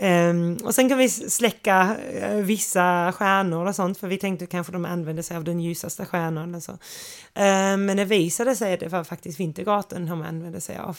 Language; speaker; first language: Swedish; non-native, fluent; English